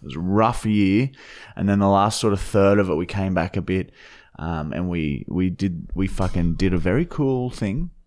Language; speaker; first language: English; early bilingual, other home language; German